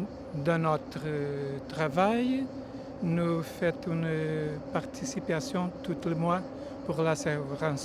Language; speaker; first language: French; non-native, learner; Portuguese